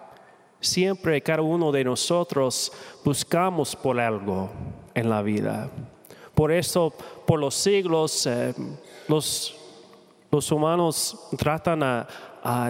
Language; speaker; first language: Spanish; non-native, fluent; English